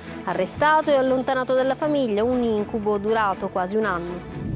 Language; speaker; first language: Italian; native; Italian